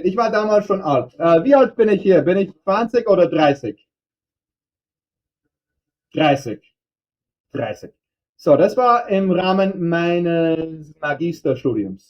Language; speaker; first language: German; non-native, fluent; English